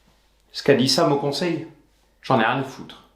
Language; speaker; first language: French; native; French